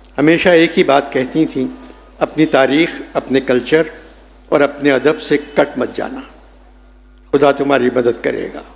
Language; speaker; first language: Urdu; native; Urdu